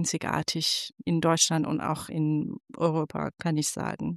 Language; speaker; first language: German; non-native, fluent; Persian